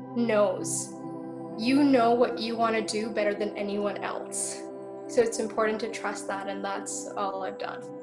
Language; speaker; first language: English; native; English